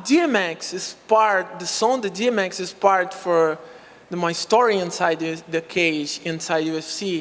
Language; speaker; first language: English; non-native, local second language; Portuguese